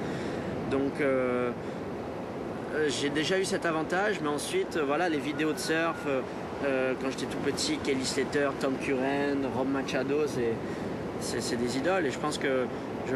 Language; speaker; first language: French; native; French